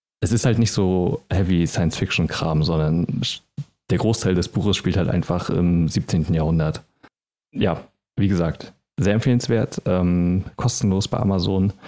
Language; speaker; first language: German; native; German